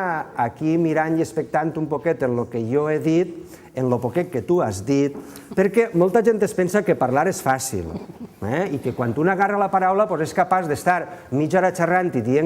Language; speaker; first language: Catalan; native; Catalan